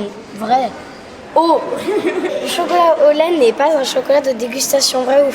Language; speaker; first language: French; native; French